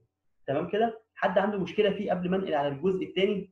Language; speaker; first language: Arabic; native; Arabic